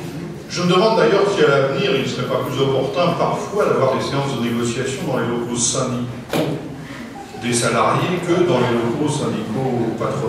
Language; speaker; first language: French; native; French